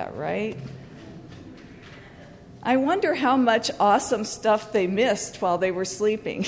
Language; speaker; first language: English; native; English